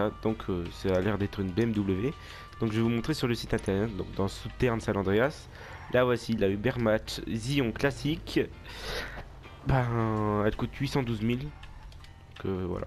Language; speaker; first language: French; native; French